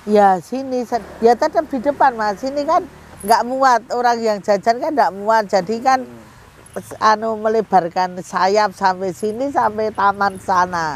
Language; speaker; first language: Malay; non-native, local second language; Javanese